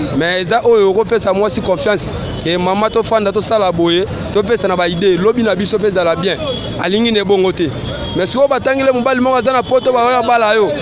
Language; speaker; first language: Lingala; native; Lingala